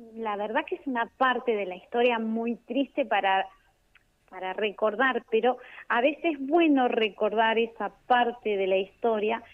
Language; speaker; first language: Spanish; native; Spanish